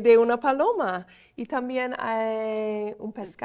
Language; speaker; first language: Spanish; non-native, fluent; English